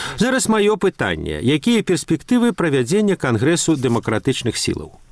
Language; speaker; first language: Belarusian; non-native, local second language; Russian